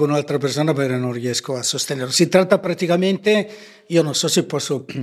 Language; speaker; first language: Italian; native; Italian